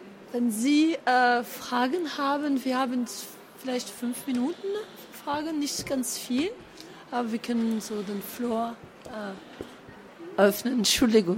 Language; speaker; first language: German; non-native, fluent; French